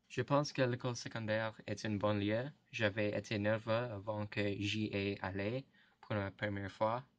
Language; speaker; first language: French; non-native, learner; English